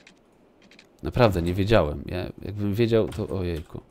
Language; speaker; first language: Polish; native; Polish